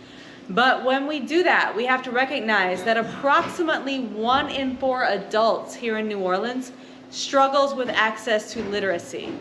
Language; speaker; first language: English; native; English